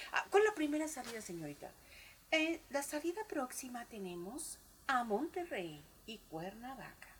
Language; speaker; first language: Spanish; native; Spanish